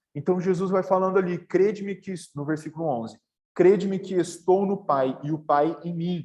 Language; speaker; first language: Portuguese; native; Portuguese